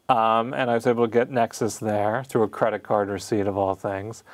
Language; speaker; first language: English; native; English